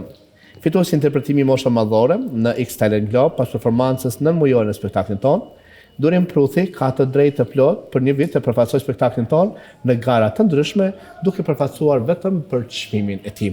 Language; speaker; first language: Albanian; native; Albanian